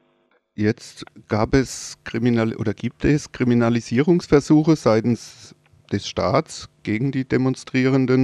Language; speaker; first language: German; native; German